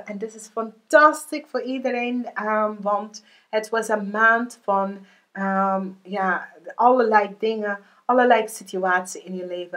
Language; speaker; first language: Dutch; non-native, learner; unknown